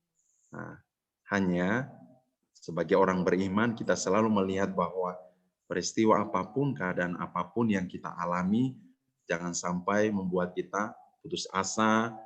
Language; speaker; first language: Indonesian; native; Indonesian